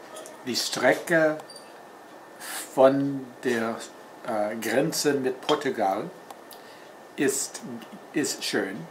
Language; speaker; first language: German; non-native, fluent; English